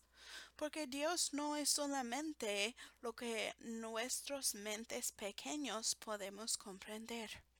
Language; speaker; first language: Spanish; non-native, fluent; English